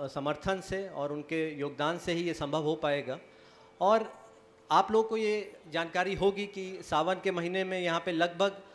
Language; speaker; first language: Hindi; native; Hindi